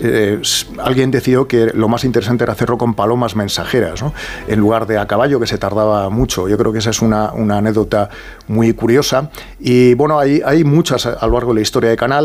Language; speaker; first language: Spanish; native; Spanish